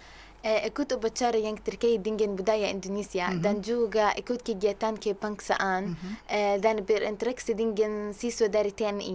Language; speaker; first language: Indonesian; non-native, learner; Arabic